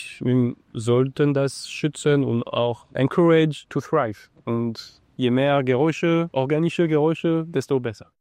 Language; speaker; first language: German; non-native, learner; English